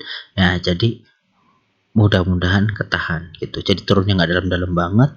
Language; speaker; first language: Indonesian; native; Indonesian